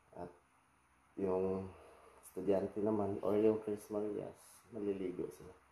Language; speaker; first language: Filipino; non-native, local second language; Cebuano